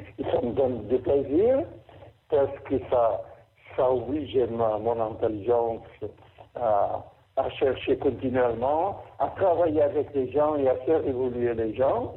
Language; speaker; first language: French; non-native, fluent; Portuguese